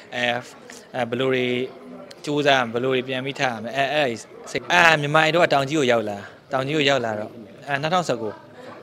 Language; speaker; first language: Burmese; native; Burmese